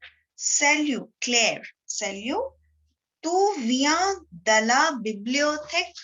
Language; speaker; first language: French; non-native, fluent; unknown